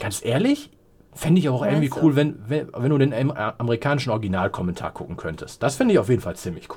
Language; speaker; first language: German; native; German